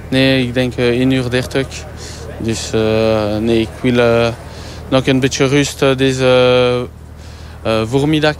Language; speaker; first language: Dutch; non-native, learner; French